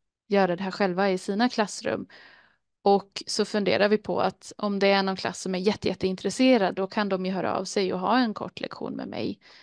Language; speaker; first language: Swedish; native; Swedish